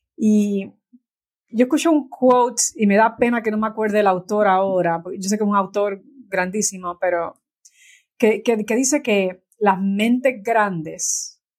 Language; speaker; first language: Spanish; native; Spanish